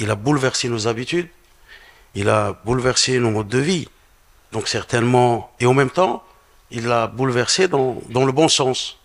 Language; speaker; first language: French; non-native, local second language; Arabic